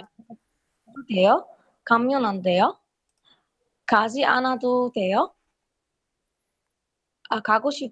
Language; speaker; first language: Korean; non-native, learner; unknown